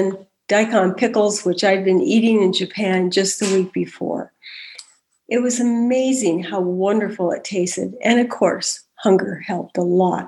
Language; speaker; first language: English; native; English